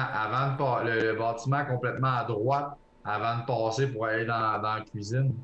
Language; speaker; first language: French; native; French